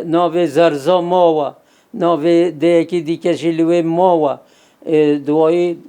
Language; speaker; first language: Central Kurdish; non-native, local second language; Kurdish